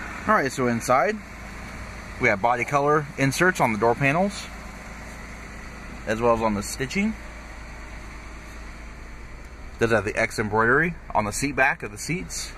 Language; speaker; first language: English; native; English